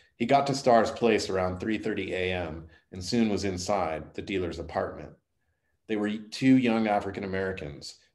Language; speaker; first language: English; native; English